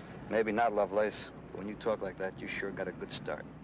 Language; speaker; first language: English; native; English